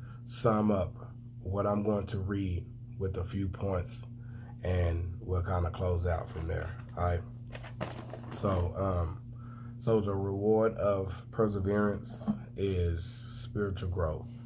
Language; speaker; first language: English; native; English